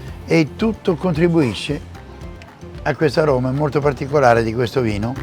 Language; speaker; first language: Italian; native; Italian